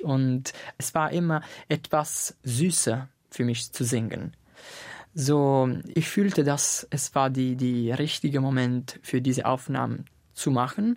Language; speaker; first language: German; non-native, fluent; Italian